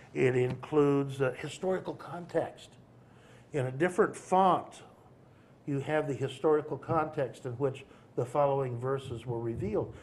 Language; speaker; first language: English; native; English